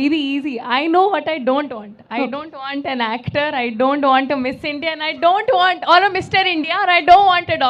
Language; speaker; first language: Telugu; non-native, learner; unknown